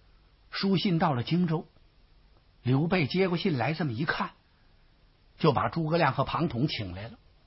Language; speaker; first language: Chinese; native; Chinese